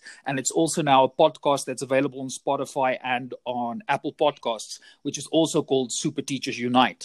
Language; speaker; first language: English; non-native, local second language; Afrikaans